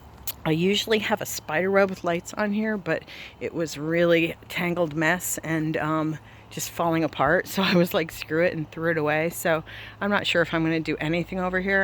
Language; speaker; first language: English; native; English